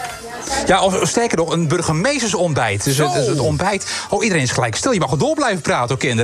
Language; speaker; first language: Dutch; native; Dutch